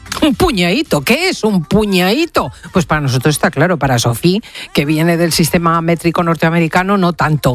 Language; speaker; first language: Spanish; native; Spanish